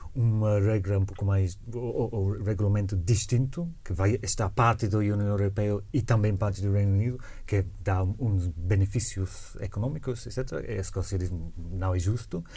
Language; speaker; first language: Portuguese; non-native, fluent; English